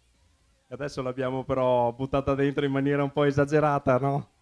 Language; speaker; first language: Italian; native; Italian